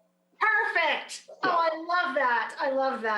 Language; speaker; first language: English; native; English